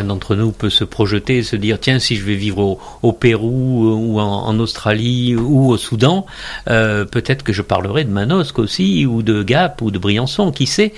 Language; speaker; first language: French; native; French